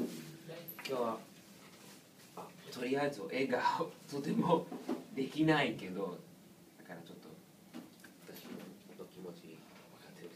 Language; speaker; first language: Japanese; non-native, learner; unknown